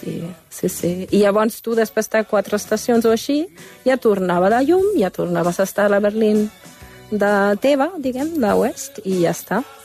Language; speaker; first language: Catalan; non-native, fluent; German